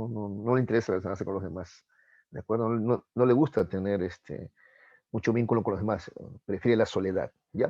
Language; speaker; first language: Spanish; native; Spanish